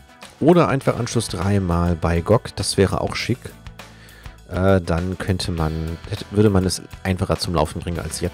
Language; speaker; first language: German; native; German